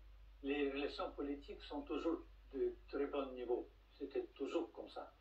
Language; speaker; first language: French; non-native, fluent; Russian